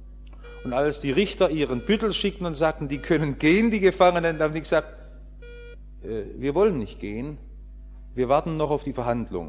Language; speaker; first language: German; native; German